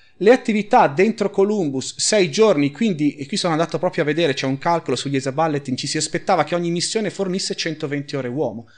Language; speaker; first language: Italian; native; Italian